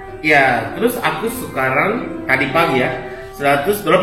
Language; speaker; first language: Indonesian; non-native, learner; Japanese